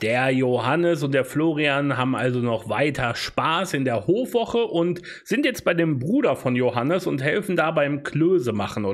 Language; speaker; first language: German; native; German